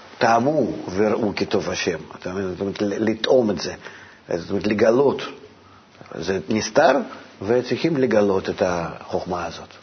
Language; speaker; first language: Hebrew; non-native, fluent; Russian